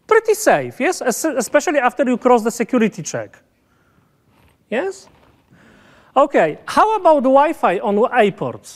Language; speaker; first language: English; non-native, fluent; Polish